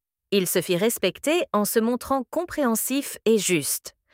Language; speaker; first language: French; native; French